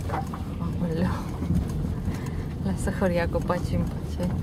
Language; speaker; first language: Romanian; native; Romanian